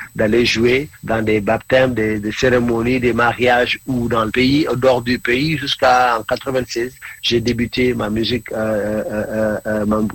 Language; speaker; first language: French; non-native, local second language; Mandingo